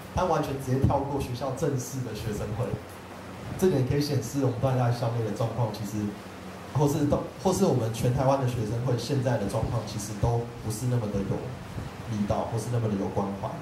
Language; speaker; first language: Chinese; native; Chinese